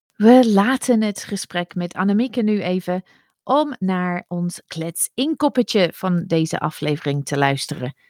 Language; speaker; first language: Dutch; non-native, fluent; English